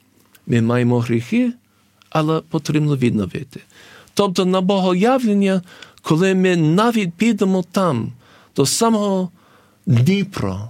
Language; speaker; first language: Ukrainian; early bilingual, heritage; English